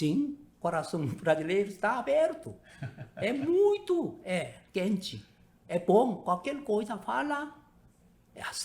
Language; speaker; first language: Portuguese; non-native, learner; Korean